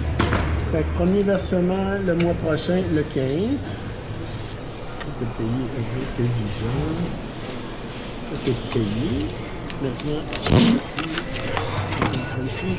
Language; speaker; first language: French; native; French